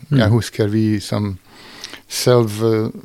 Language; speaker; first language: Norwegian; non-native, fluent; Bosnian